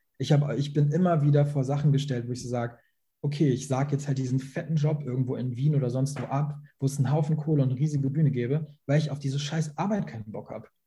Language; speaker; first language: German; early bilingual, other home language; Persian